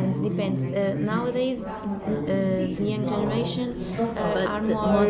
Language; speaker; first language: English; non-native, learner; Portuguese